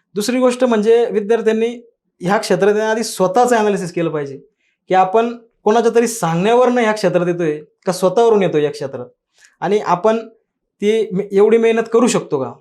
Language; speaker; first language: Marathi; native; Marathi